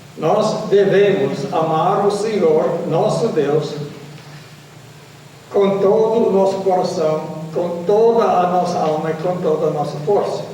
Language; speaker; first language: Portuguese; non-native, fluent; English